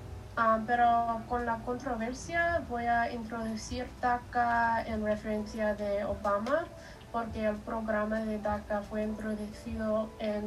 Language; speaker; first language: Spanish; non-native, learner; English